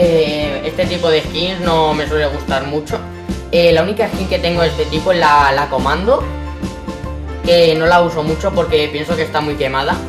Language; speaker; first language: Spanish; native; Spanish